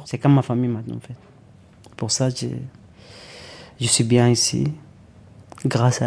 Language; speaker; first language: French; non-native, learner; Arabic